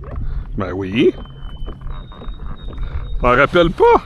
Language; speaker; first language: French; native; French